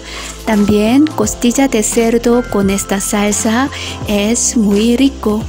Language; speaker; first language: Spanish; non-native, learner; Korean